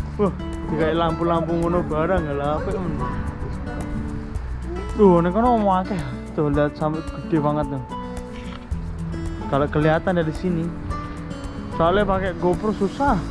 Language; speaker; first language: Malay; non-native, local second language; Javanese